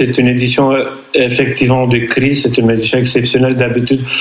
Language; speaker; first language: French; non-native, fluent; Romanian